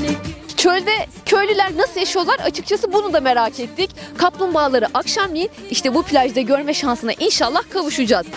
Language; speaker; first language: Turkish; native; Turkish